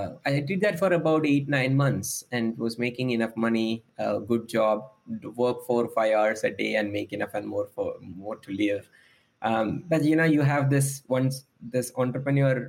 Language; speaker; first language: English; non-native, local second language; Malayalam